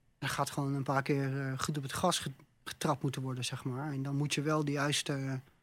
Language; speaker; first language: Dutch; native; Dutch